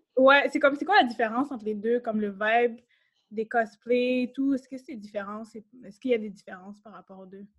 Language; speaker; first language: French; native; French